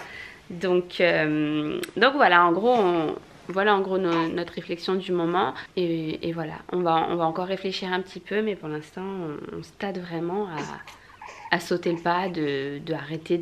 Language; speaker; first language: French; native; French